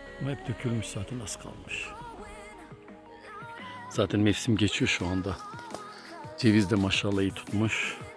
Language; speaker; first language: Turkish; native; Turkish